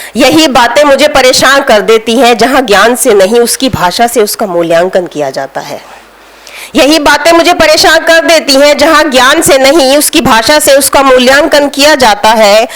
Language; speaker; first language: Hindi; native; Hindi